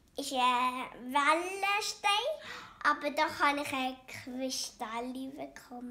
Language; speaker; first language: German; non-native, learner; Indonesian